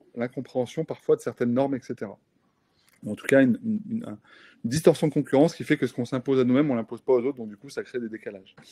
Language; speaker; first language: French; native; French